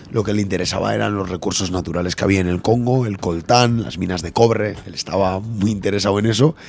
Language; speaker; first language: Basque; native; Basque